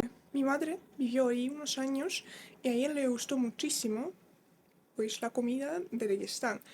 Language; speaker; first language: Spanish; non-native, fluent; Russian